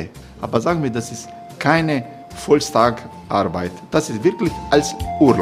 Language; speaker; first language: German; non-native, learner; Croatian